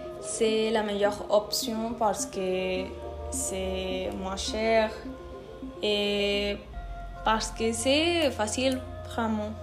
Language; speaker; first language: French; non-native, learner; Spanish